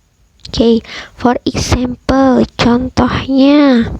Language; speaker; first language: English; non-native, fluent; Indonesian